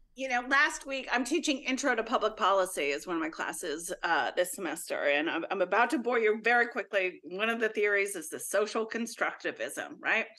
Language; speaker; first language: English; native; English